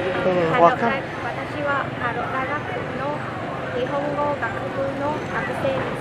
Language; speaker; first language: Japanese; non-native, learner; Vietnamese